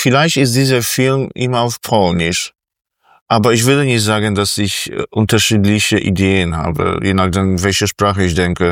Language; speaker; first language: German; non-native, fluent; Polish